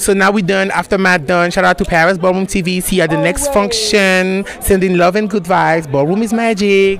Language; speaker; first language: English; non-native, fluent; French